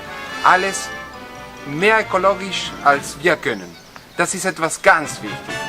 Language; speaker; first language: German; non-native, fluent; Spanish